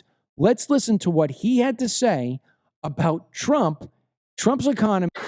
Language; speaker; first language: English; native; English